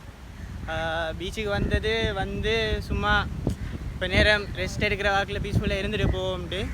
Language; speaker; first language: Tamil; native; Tamil